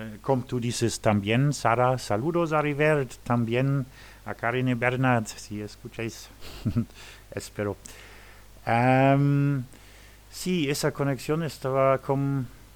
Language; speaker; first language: Spanish; non-native, fluent; Luxembourgish